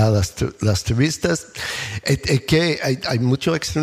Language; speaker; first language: Spanish; non-native, learner; English